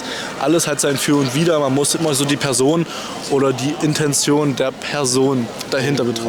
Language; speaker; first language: German; native; German